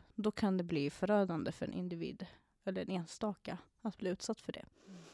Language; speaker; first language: Swedish; non-native, fluent; Arabic